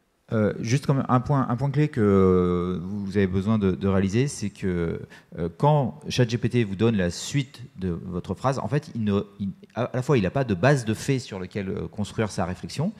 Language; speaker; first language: French; native; French